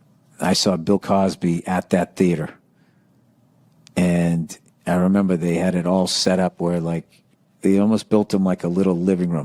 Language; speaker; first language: English; native; English